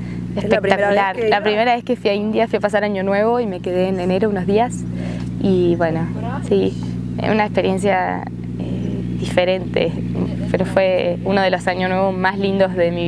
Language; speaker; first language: Spanish; native; Spanish